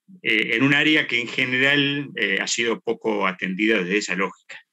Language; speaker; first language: Spanish; native; Spanish